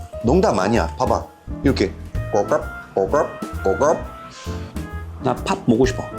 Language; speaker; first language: Korean; non-native, fluent; French